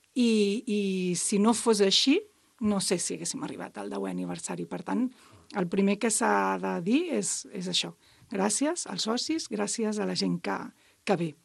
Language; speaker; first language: Catalan; native; Catalan